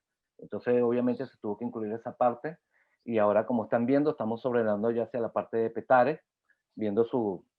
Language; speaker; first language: Spanish; native; Spanish